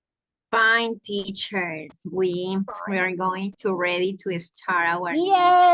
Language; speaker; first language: English; non-native, learner; Spanish